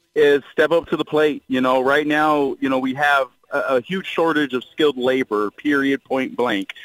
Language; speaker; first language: English; native; English